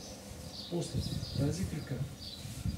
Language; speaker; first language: Bulgarian; non-native, learner; Russian